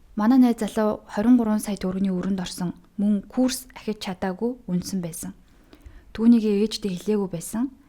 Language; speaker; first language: Mongolian; native; Mongolian